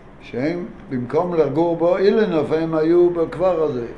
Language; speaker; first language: Hebrew; non-native, fluent; Yiddish